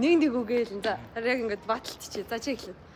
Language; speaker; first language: Mongolian; native; Mongolian